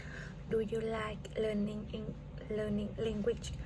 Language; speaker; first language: English; non-native, learner; Vietnamese